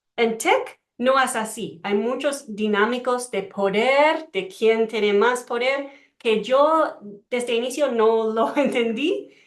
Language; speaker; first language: Spanish; non-native, learner; English